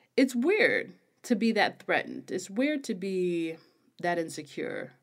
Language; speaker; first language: English; native; English